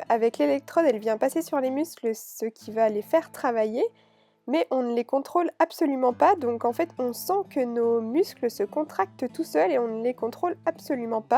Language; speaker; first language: French; native; French